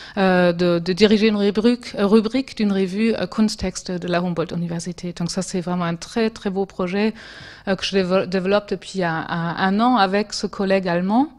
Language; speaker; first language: French; non-native, fluent; German